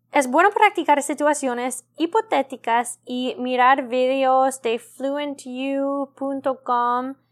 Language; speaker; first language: Spanish; non-native, learner; English